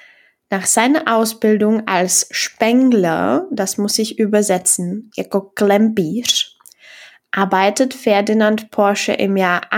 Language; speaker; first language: German; non-native, fluent; Czech